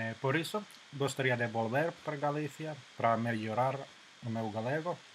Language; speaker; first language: Galician; non-native, fluent; Finnish